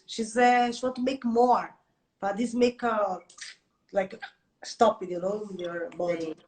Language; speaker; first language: English; non-native, learner; Portuguese